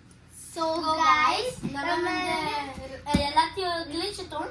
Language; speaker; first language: Tamil; early bilingual, heritage; Tamil